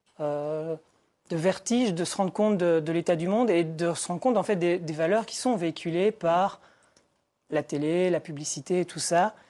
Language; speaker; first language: French; native; French